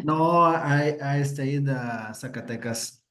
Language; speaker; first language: English; non-native, learner; Spanish